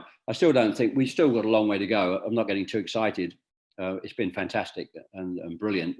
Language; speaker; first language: English; native; English